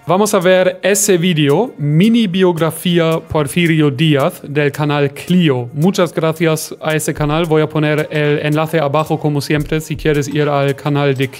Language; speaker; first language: Spanish; non-native, fluent; German